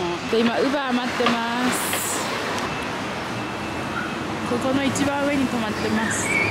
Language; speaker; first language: Japanese; native; Japanese